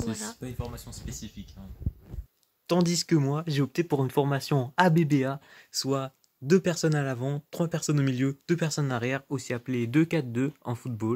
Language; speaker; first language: French; native; French